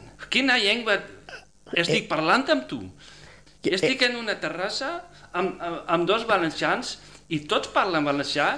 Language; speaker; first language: Catalan; non-native, fluent; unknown